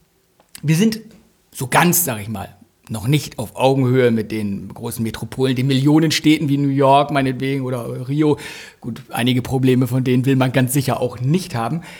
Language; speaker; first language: German; native; German